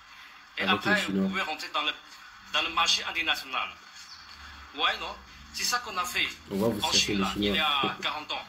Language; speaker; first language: French; non-native, fluent; Chinese